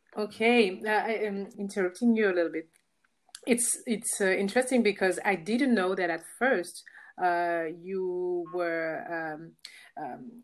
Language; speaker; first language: English; non-native, fluent; French